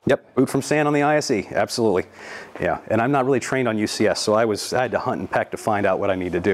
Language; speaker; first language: English; native; English